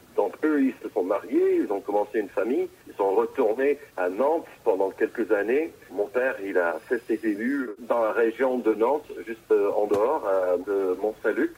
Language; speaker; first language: French; native; French